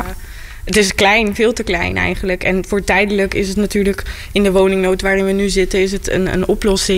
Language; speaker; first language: Dutch; native; Dutch